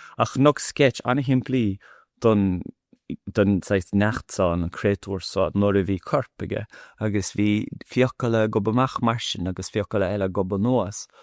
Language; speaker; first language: Irish; non-native, local second language; English